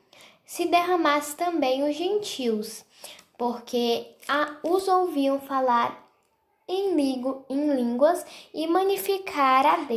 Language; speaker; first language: Portuguese; native; Portuguese